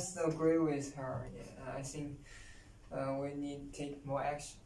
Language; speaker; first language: English; non-native, learner; Chinese